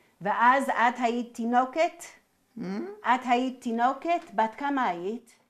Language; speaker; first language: Hebrew; non-native, fluent; English